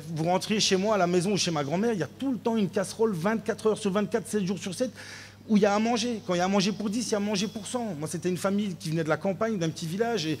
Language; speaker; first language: French; native; French